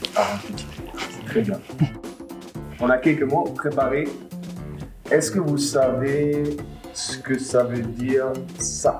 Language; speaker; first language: French; non-native, fluent; German